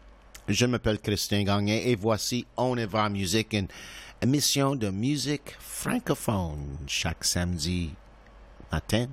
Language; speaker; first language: French; non-native, local second language; English